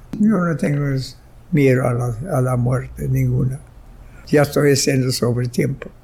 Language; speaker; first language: Spanish; non-native, fluent; German